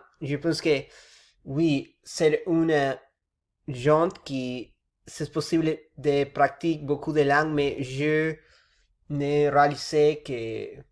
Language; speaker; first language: French; non-native, learner; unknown